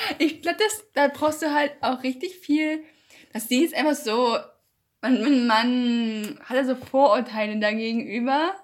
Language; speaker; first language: German; native; German